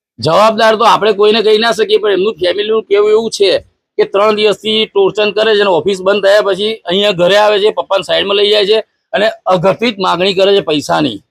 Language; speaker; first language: Gujarati; native; Gujarati